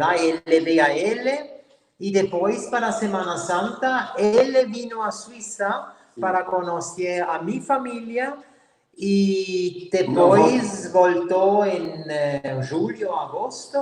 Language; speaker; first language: Portuguese; non-native, learner; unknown